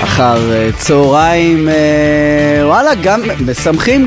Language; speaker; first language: Hebrew; native; Hebrew